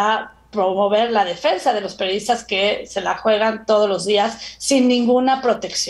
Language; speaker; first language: Spanish; native; Spanish